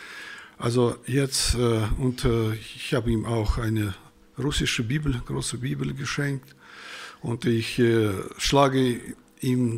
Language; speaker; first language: German; non-native, fluent; Russian